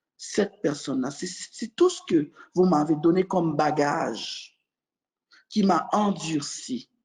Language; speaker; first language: French; non-native, local second language; Haitian Creole